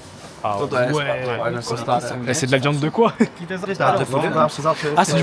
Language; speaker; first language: French; native; French